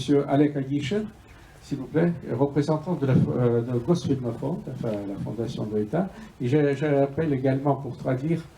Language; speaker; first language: French; non-native, fluent; Russian